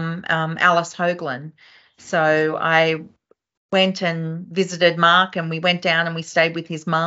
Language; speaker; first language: English; native; English